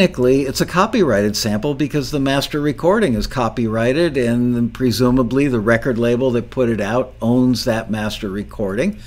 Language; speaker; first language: English; native; English